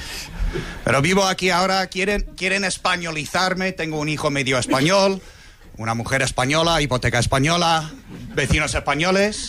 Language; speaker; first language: Spanish; non-native, fluent; English